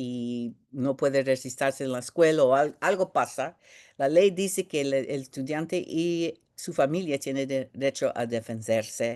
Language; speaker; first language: Spanish; early bilingual, heritage; Spanish